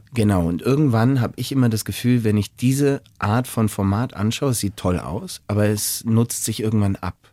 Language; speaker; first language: German; native; German